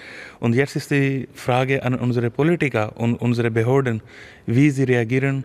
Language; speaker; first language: German; non-native, learner; Urdu